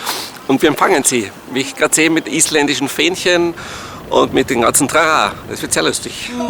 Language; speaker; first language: German; native; German